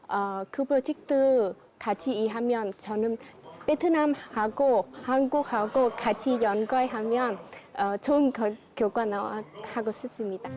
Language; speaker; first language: Korean; non-native, learner; Vietnamese